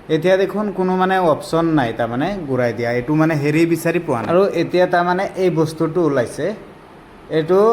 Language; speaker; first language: Assamese; native; Assamese